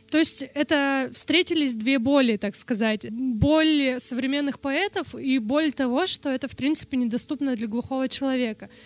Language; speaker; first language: Russian; non-native, local second language; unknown